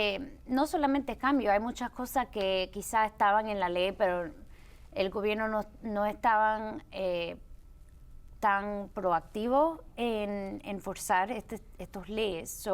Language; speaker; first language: Spanish; early bilingual, heritage; Spanish